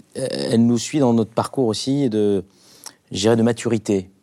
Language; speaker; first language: French; non-native, local second language; Arabic